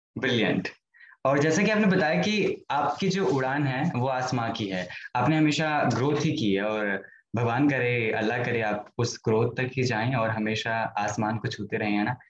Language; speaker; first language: Hindi; native; Hindi